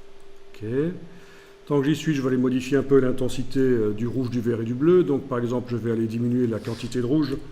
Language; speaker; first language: French; native; French